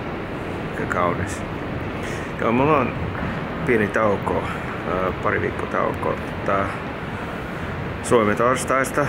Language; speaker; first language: Finnish; non-native, learner; English